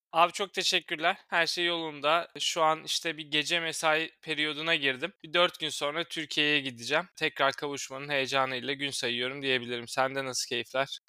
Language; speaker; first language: Turkish; native; Turkish